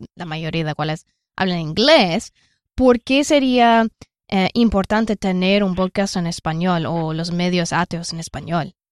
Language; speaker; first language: Spanish; non-native, fluent; English